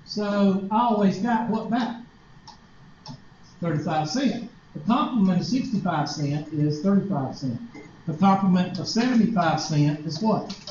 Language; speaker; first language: English; native; English